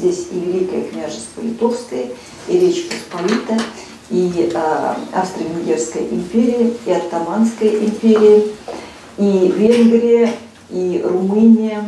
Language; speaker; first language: Russian; native; Russian